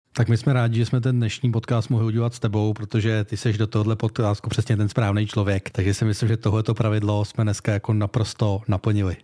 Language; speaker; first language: Czech; native; Czech